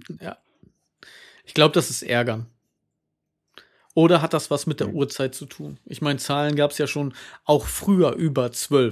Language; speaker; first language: German; native; German